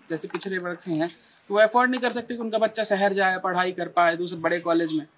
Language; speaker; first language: Hindi; native; Hindi